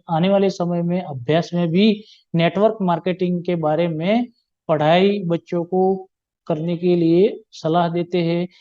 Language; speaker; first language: Hindi; non-native, local second language; Gujarati